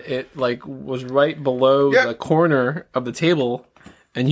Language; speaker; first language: English; native; English